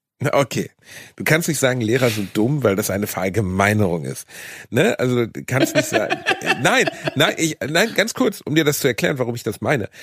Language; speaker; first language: German; native; German